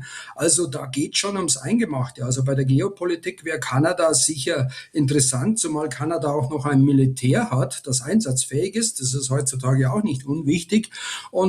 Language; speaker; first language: German; native; German